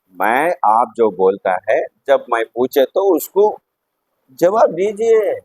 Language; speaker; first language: Hindi; non-native, fluent; Telugu